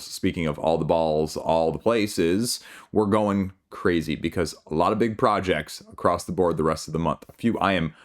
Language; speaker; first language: English; native; English